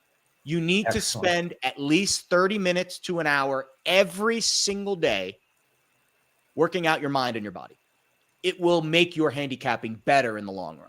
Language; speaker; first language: English; native; English